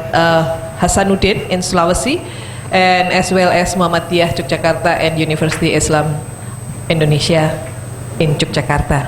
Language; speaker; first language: English; non-native, fluent; Indonesian